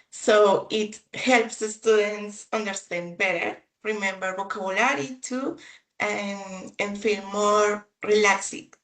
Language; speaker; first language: English; non-native, learner; Spanish